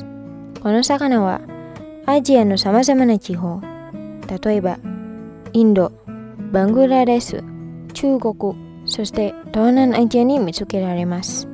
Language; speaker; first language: Japanese; non-native, fluent; Indonesian